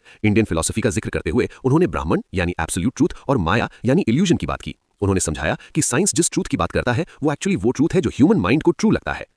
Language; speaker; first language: Hindi; native; Hindi